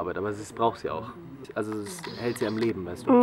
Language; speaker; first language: German; native; German